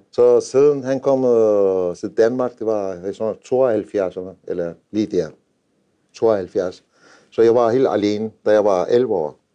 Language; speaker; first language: Danish; non-native, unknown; Turkish